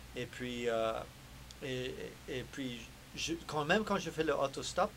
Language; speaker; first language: French; non-native, fluent; English